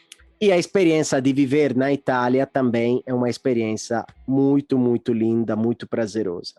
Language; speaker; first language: Portuguese; non-native, fluent; Italian